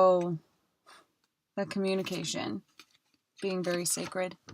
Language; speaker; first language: English; native; English